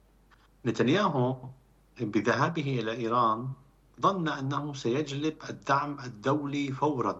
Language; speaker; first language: Arabic; native; Arabic